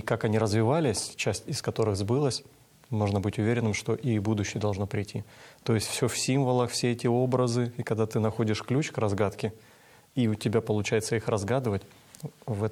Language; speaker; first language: Russian; native; Russian